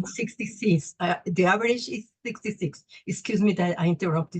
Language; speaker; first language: English; non-native, learner; Spanish